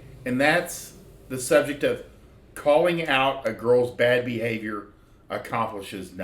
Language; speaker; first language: English; native; English